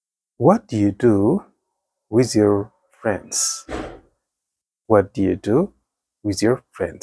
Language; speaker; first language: English; non-native, fluent; Tigrinya